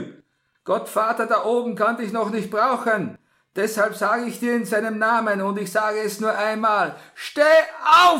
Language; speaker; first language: German; native; German